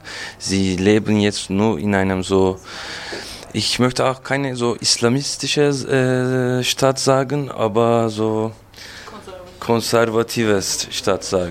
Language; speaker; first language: German; non-native, fluent; Turkish